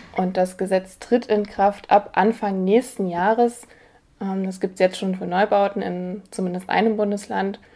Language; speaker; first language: German; native; German